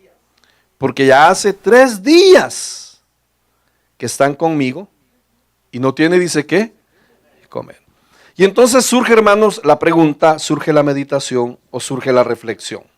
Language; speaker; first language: Spanish; native; Spanish